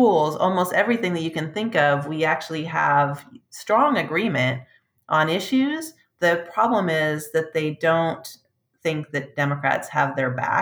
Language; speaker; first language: English; native; English